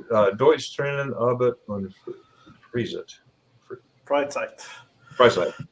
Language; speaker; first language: German; non-native, learner; English